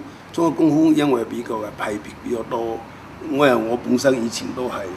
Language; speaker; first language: Cantonese; non-native, local second language; Min Nan Chinese